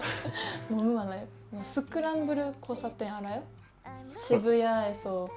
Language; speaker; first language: Korean; non-native, learner; Japanese